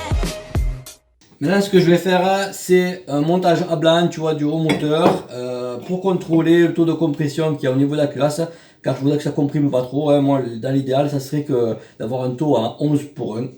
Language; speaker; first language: French; native; French